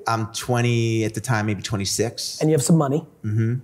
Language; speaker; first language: English; native; English